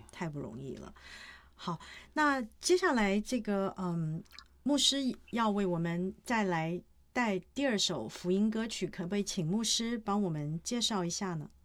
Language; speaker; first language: Chinese; native; Chinese